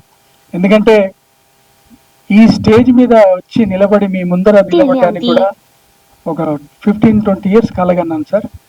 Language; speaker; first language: Telugu; native; Telugu